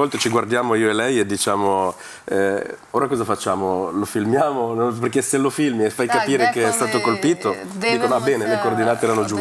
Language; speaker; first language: Italian; non-native, fluent; Ukrainian